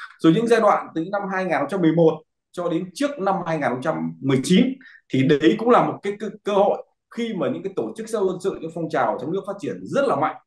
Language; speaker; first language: Vietnamese; native; Vietnamese